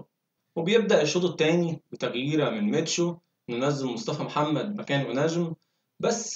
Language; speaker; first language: Arabic; native; Arabic